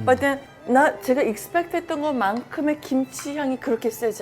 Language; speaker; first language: Korean; native; Korean